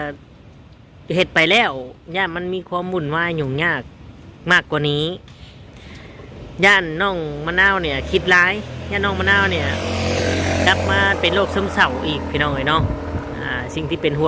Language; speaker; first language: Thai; non-native, local second language; Lao